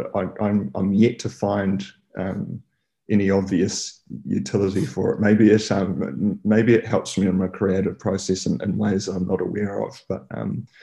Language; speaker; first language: English; native; English